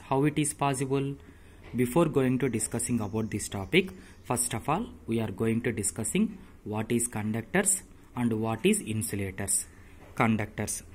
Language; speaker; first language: English; non-native, local second language; Telugu